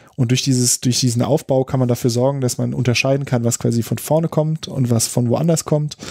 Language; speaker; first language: German; native; German